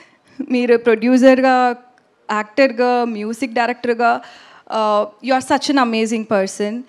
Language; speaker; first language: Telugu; non-native, learner; Tamil